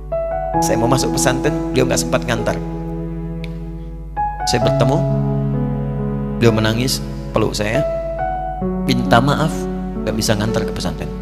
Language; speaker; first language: Indonesian; native; Indonesian